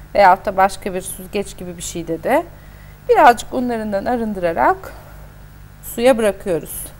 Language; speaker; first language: Turkish; native; Turkish